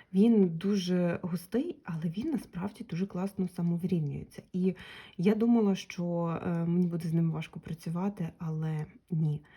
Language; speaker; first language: Ukrainian; non-native, local second language; Russian